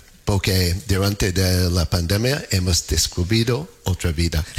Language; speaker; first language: Spanish; non-native, fluent; English